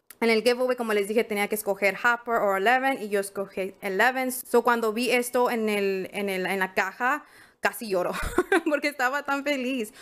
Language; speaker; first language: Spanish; early bilingual, heritage; Spanish